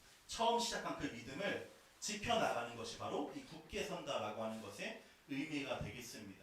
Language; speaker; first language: Korean; native; Korean